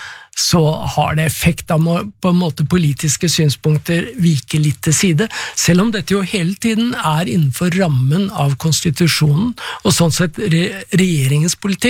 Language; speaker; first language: Norwegian; native; Norwegian